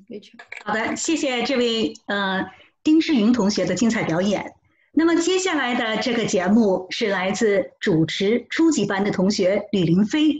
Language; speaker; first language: Chinese; native; Chinese